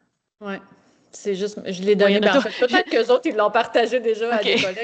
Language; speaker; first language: French; native; French